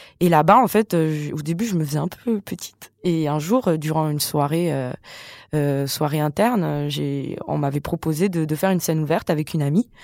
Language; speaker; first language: French; non-native, local second language; Malagasy